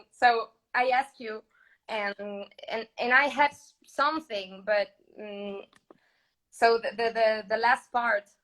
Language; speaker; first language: English; non-native, learner; Spanish